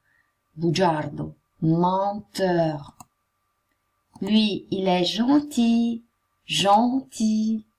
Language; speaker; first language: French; non-native, fluent; Italian